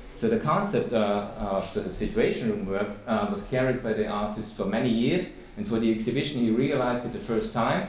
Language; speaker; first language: English; non-native, fluent; German